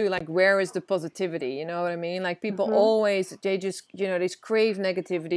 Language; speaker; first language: English; non-native, fluent; Dutch